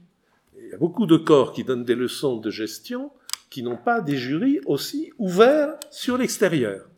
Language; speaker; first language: French; native; French